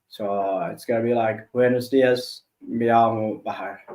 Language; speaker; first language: Spanish; non-native, learner; Arabic